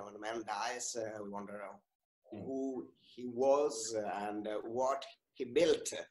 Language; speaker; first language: English; non-native, fluent; Italian